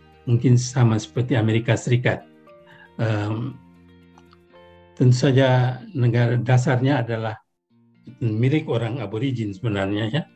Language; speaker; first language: Indonesian; non-native, local second language; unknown